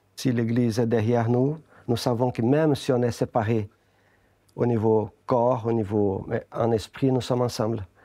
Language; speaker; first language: French; non-native, fluent; Portuguese